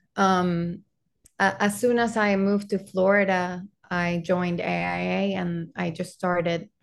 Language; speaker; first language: English; non-native, fluent; Spanish